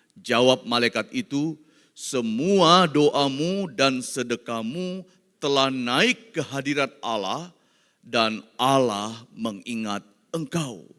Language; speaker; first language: Indonesian; non-native, local second language; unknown